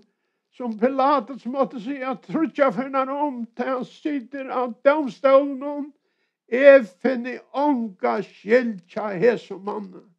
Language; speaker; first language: Swedish; non-native, learner; Faroese